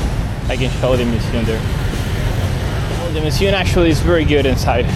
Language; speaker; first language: English; non-native, fluent; Spanish